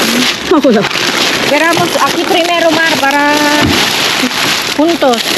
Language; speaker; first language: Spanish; non-native, learner; Filipino